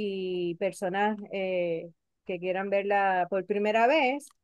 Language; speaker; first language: Spanish; native; Spanish